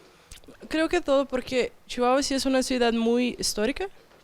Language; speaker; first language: Spanish; non-native, fluent; Portuguese